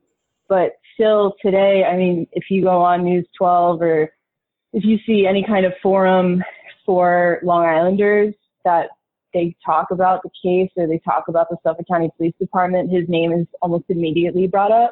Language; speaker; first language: English; native; English